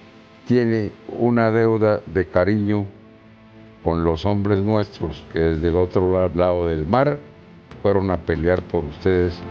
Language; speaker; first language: Spanish; native; Spanish